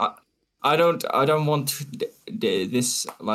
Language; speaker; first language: English; non-native, fluent; Dutch